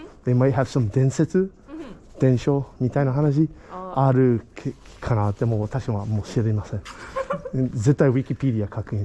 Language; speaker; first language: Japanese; non-native, learner; English